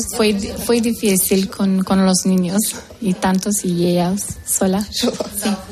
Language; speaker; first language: Spanish; non-native, learner; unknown